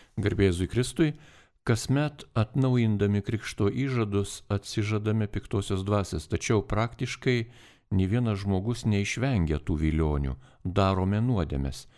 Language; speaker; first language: Lithuanian; native; Lithuanian